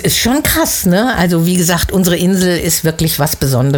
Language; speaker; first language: German; native; German